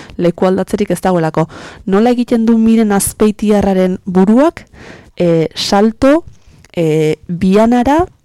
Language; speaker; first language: Basque; native; Basque